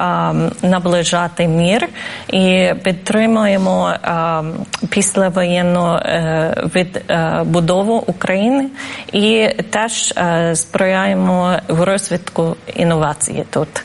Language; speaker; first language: Ukrainian; non-native, fluent; English